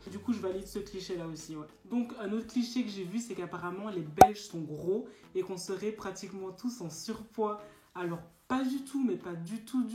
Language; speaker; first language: French; native; French